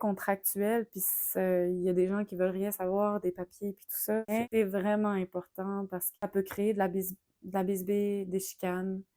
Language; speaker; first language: French; native; French